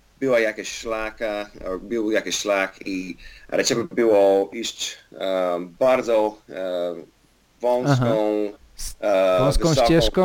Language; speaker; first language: Polish; non-native, learner; English